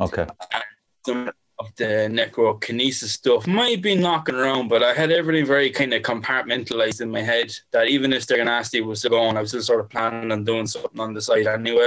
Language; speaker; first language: English; native; English